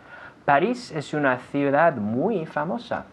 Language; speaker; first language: Spanish; non-native, fluent; English